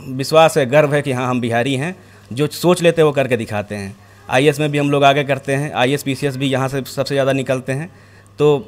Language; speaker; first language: Hindi; native; Hindi